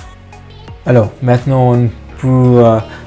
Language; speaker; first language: French; non-native, fluent; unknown